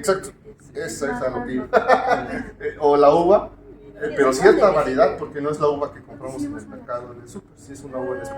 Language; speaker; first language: Spanish; native; Spanish